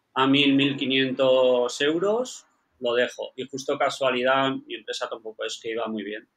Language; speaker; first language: Spanish; native; Spanish